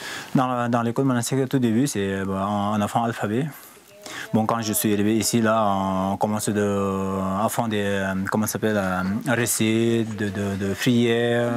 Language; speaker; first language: French; non-native, fluent; Sherpa